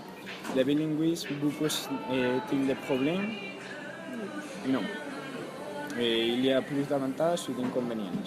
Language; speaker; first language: French; non-native, learner; Spanish